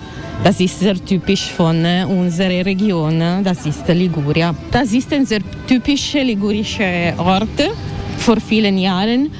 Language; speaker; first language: German; non-native, learner; Italian